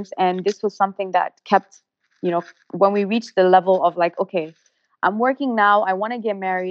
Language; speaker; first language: English; non-native, local second language; Arabic